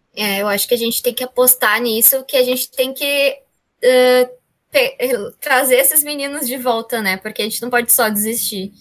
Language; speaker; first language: Portuguese; native; Portuguese